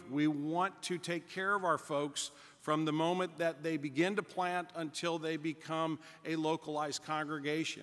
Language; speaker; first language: English; native; English